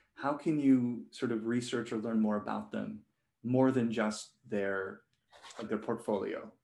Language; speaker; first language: English; non-native, local second language; Cantonese